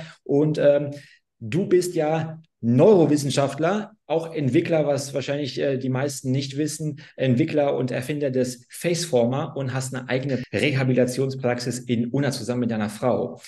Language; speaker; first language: German; native; German